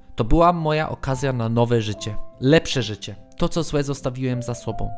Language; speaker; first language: Polish; early bilingual, heritage; English